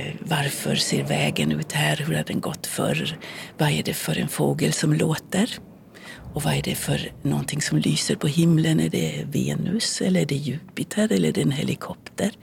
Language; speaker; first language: Swedish; early bilingual, heritage; Swedish